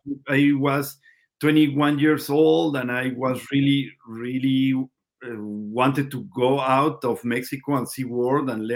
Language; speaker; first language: English; non-native, learner; Spanish